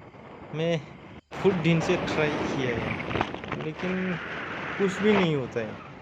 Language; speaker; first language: Hindi; non-native, local second language; Bodo